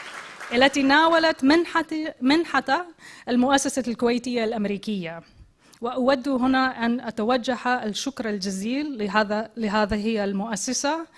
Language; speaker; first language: Arabic; non-native, fluent; English